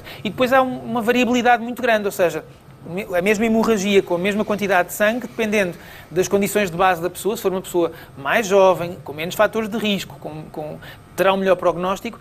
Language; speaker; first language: Portuguese; native; Portuguese